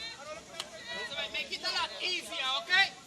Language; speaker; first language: English; native; English